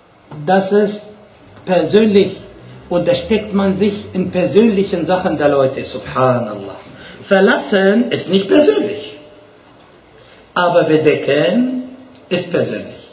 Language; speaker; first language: German; non-native, fluent; Arabic